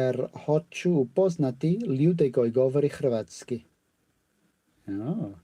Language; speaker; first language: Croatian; non-native, learner; English